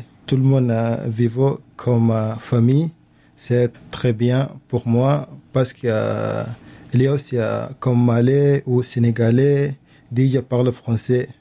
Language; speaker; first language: French; non-native, learner; Arabic